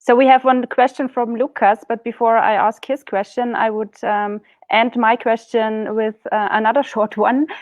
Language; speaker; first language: English; non-native, fluent; German